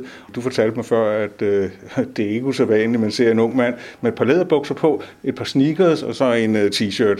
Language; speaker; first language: Danish; native; Danish